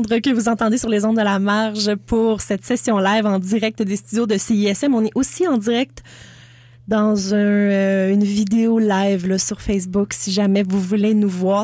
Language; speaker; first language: French; native; French